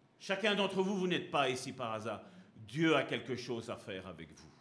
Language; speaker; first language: French; native; French